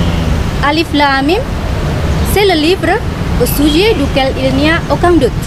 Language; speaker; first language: French; non-native, fluent; Indonesian